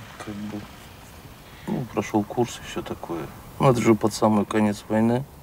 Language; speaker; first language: Russian; non-native, local second language; Azerbaijani